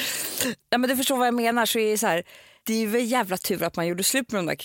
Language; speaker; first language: Swedish; native; Swedish